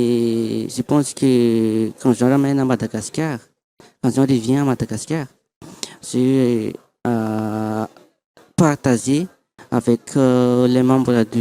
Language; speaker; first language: French; non-native, local second language; Malagasy